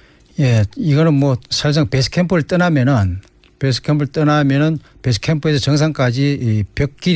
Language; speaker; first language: Korean; native; Korean